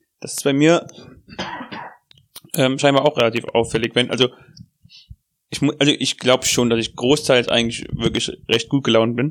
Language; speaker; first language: German; native; German